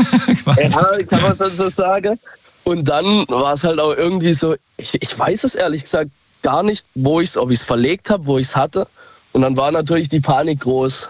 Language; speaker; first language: German; native; German